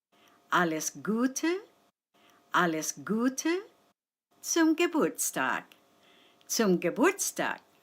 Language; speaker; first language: German; non-native, fluent; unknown